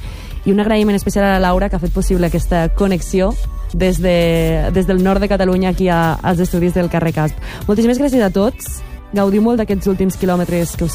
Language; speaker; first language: Catalan; native; Catalan